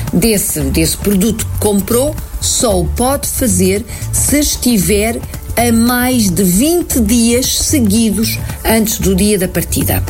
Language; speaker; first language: Portuguese; native; Portuguese